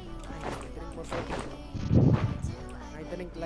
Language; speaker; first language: English; non-native, learner; Filipino